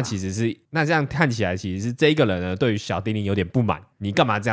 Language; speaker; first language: Chinese; native; Chinese